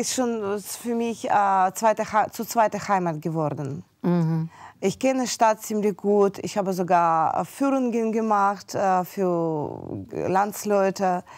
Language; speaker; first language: German; non-native, fluent; Russian